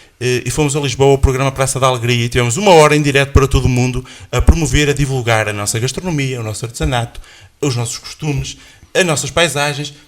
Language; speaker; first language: Portuguese; native; Portuguese